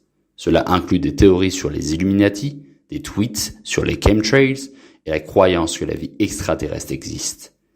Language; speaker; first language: French; non-native, local second language; Haitian Creole